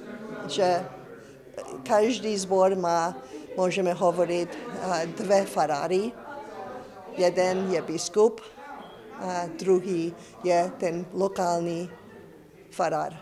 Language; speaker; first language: Slovak; early bilingual, heritage; English